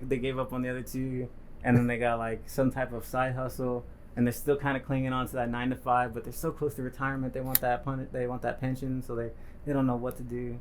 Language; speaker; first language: English; native; English